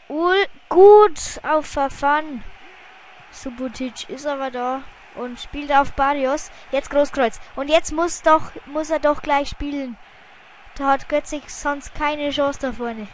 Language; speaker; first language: German; native; German